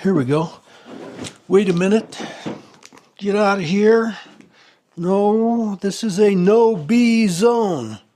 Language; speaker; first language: English; native; English